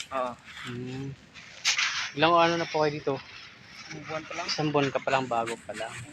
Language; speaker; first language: Filipino; non-native, local second language; Bikol